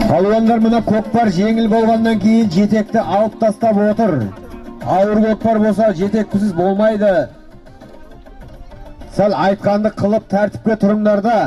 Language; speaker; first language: Kazakh; native; Kazakh